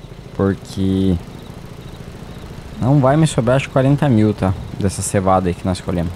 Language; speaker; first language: Portuguese; native; Portuguese